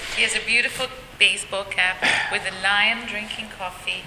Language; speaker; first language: English; non-native, local second language; Ganda